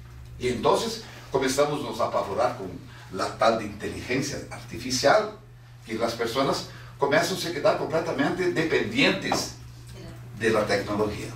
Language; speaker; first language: Spanish; non-native, fluent; Portuguese